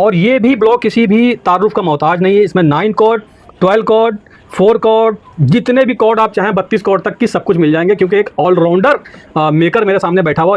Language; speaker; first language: Hindi; native; Hindi